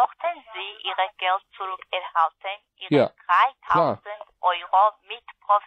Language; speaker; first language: German; non-native, learner; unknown